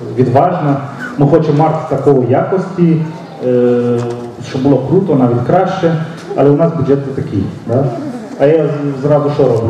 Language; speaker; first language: Ukrainian; non-native, local second language; Romanian